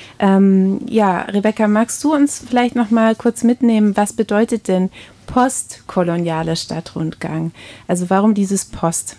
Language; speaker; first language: German; native; German